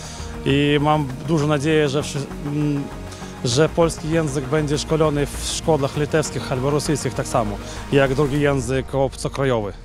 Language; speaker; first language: Polish; non-native, local second language; Lithuanian